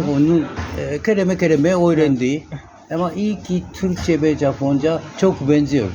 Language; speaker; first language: Turkish; non-native, learner; Japanese